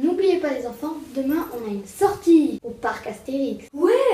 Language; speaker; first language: French; native; French